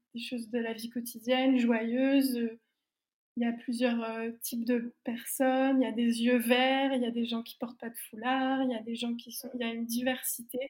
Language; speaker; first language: French; native; French